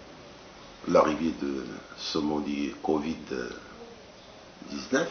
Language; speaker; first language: French; non-native, local second language; Arabic